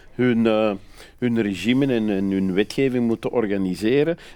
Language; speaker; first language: Dutch; non-native, fluent; Persian